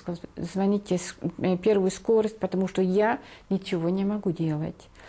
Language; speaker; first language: Russian; non-native, fluent; Dutch